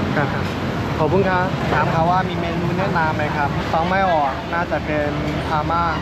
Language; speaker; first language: Thai; non-native, fluent; Chinese